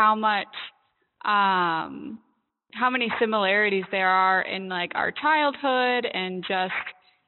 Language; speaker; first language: English; native; English